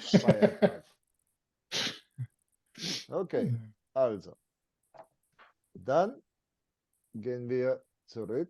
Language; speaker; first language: German; non-native, fluent; English